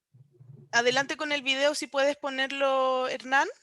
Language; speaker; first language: Spanish; native; Spanish